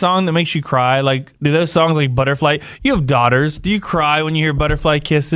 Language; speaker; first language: English; native; English